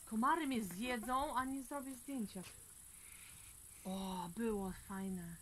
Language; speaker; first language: Polish; native; Polish